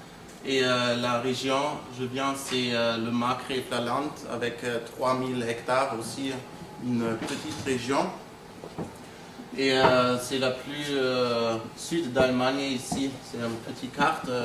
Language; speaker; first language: French; non-native, fluent; German